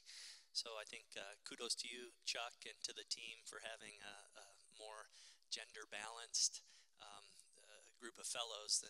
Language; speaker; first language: English; native; English